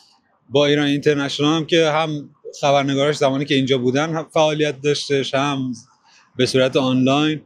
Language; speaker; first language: Persian; native; Persian